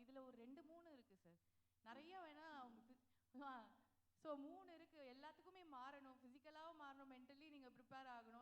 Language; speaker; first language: Tamil; native; Tamil